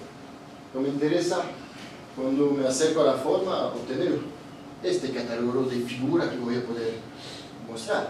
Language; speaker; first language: Spanish; non-native, fluent; Italian